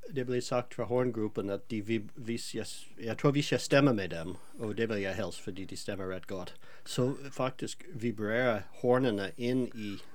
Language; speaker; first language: Danish; non-native, fluent; English